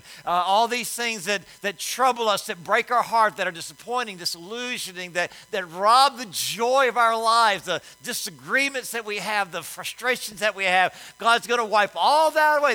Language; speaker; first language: English; native; English